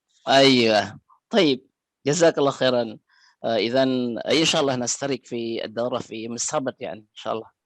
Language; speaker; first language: Arabic; non-native, fluent; Indonesian